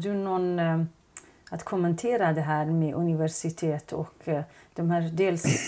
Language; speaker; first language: Swedish; non-native, fluent; Kurdish